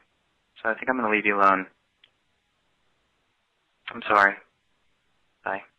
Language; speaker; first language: English; native; English